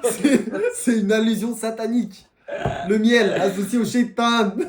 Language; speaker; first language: French; native; French